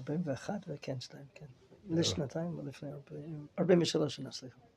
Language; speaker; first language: Hebrew; non-native, fluent; English